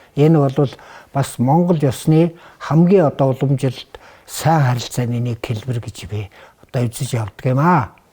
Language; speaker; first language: Mongolian; native; Mongolian